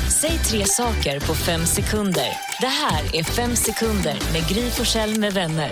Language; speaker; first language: Swedish; native; Swedish